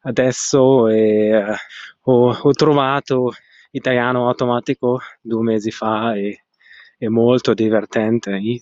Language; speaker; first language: Italian; non-native, learner; German